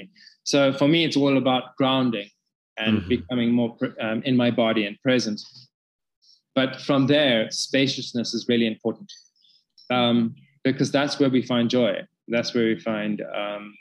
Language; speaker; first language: English; native; English